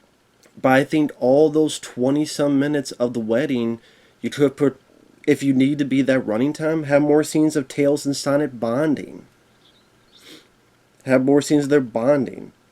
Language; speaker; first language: English; native; English